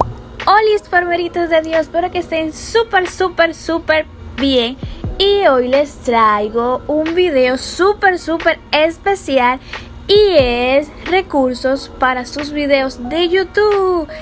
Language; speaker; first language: Spanish; native; Spanish